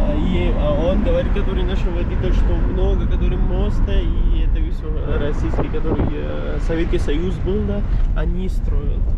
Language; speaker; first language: Russian; non-native, learner; Pashto